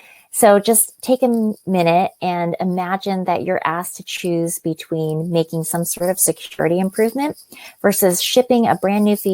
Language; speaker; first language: English; native; English